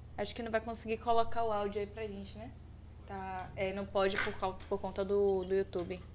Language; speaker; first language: Portuguese; native; Portuguese